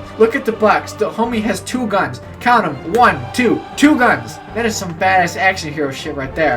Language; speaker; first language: English; native; English